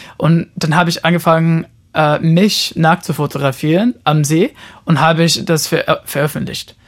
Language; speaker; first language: German; non-native, fluent; Portuguese